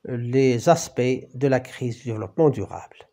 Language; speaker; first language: French; non-native, local second language; Arabic